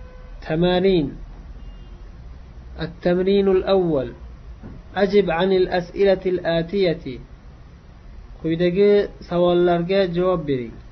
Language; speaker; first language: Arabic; non-native, fluent; Uzbek